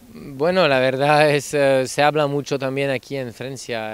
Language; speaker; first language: Spanish; non-native, fluent; French